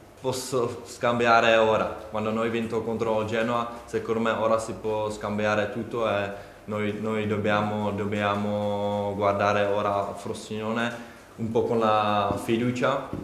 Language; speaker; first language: Italian; non-native, learner; Czech